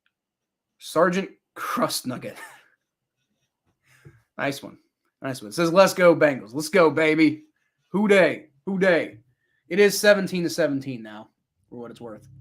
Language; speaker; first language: English; native; English